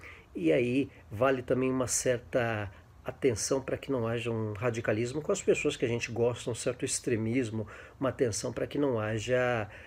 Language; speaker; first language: Portuguese; native; Portuguese